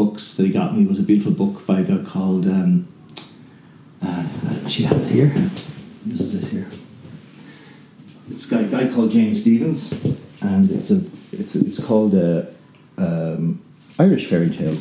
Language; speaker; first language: English; native; English